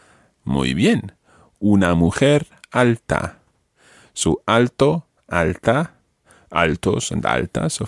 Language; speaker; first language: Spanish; non-native, fluent; English